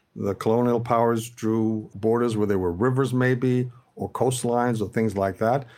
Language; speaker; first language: English; native; English